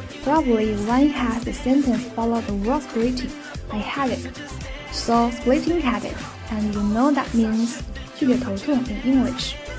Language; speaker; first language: English; non-native, fluent; Chinese